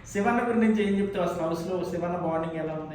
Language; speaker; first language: Telugu; native; Telugu